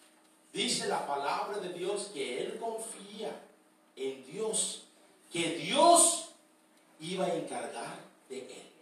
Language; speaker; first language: Spanish; early bilingual, heritage; Spanish